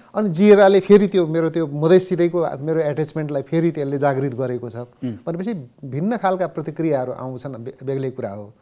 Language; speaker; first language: Nepali; native; Nepali